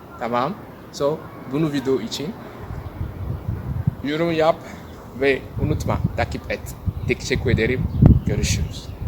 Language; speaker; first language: Turkish; non-native, learner; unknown